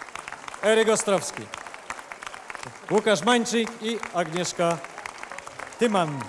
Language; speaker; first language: Polish; native; Polish